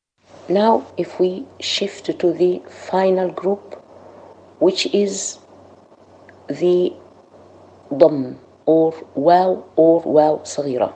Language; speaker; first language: English; non-native, fluent; Arabic